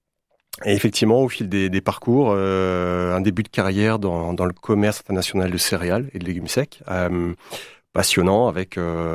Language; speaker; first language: French; native; French